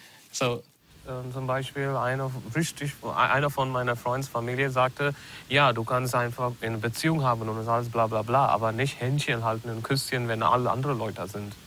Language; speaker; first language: German; non-native, learner; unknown